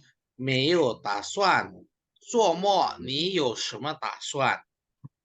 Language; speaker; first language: Chinese; non-native, fluent; Indonesian